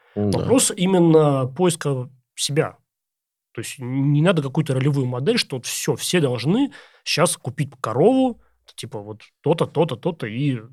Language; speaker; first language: Russian; native; Russian